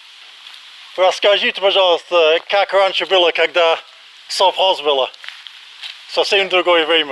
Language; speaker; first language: Russian; non-native, learner; English